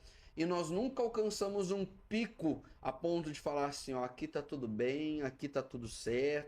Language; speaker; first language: Portuguese; native; Portuguese